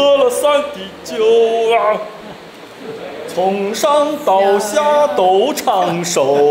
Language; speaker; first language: Chinese; native; Chinese